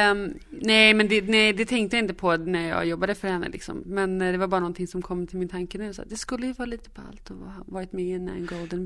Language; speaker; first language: Swedish; native; Swedish